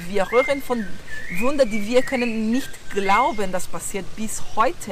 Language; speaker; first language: German; non-native, learner; Portuguese